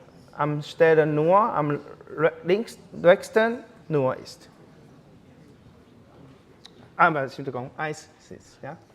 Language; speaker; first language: German; non-native, learner; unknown